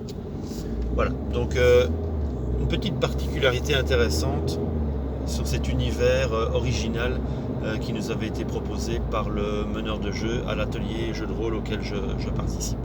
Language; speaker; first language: French; native; French